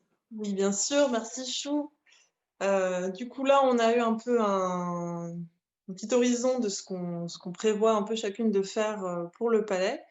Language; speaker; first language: French; native; French